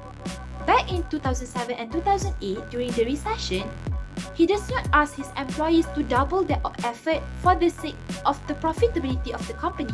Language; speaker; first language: English; non-native, local second language; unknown